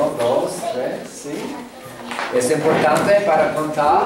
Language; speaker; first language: Spanish; non-native, learner; English